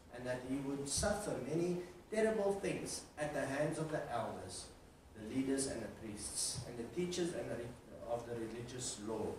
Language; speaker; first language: English; non-native, local second language; Afrikaans